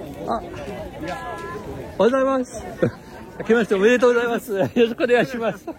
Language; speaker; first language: Japanese; non-native, fluent; French